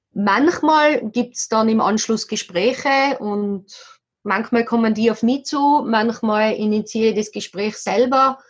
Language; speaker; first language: German; native; German